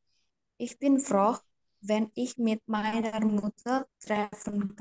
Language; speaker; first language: German; non-native, learner; Indonesian